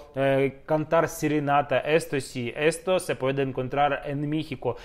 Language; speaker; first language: Spanish; non-native, fluent; Russian